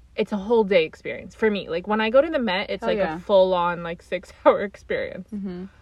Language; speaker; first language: English; native; English